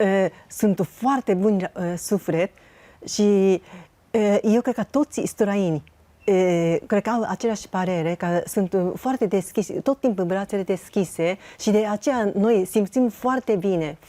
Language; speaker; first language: Romanian; non-native, learner; Japanese